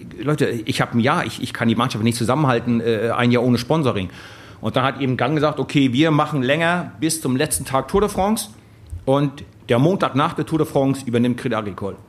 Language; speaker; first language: German; native; German